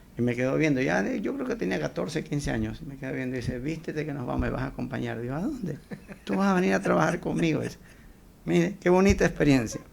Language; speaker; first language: Spanish; native; Spanish